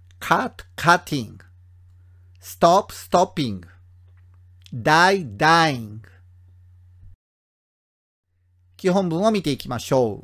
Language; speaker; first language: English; non-native, fluent; Japanese